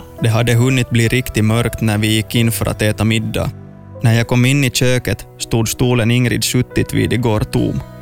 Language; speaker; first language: Swedish; native; Swedish